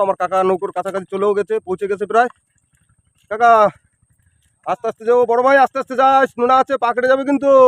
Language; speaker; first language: Bangla; native; Bangla